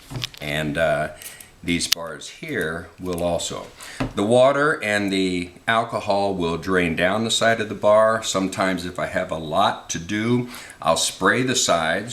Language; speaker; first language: English; native; English